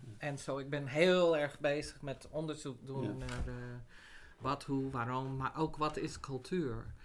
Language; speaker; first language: Dutch; non-native, fluent; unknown